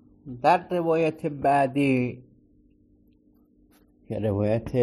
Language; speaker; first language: Persian; native; Persian